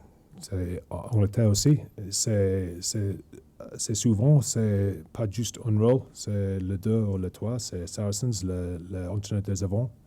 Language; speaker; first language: French; non-native, learner; English